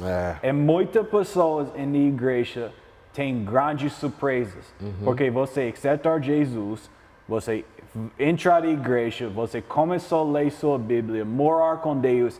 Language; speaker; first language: Portuguese; non-native, learner; English